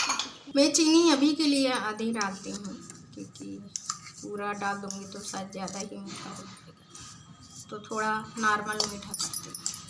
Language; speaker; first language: Hindi; native; Hindi